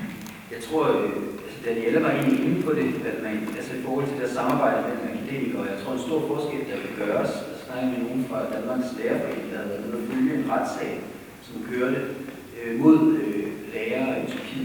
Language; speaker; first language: Danish; native; Danish